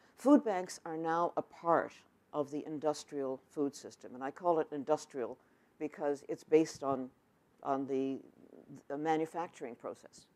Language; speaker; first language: English; native; English